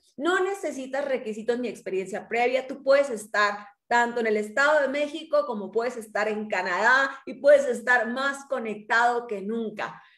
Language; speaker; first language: Spanish; native; Spanish